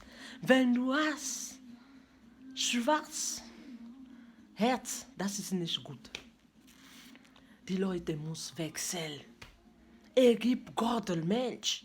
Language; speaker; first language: German; non-native, learner; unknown